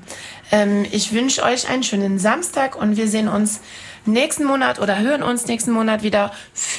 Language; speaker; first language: German; non-native, fluent; French